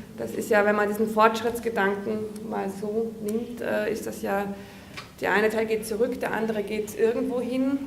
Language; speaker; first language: German; native; German